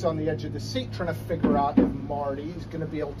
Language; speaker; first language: English; native; English